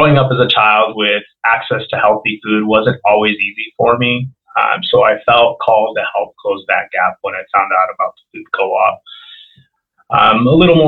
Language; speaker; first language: English; non-native, local second language; Spanish